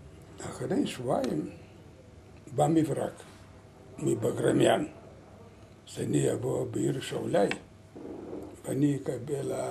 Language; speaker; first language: Hebrew; non-native, learner; Lithuanian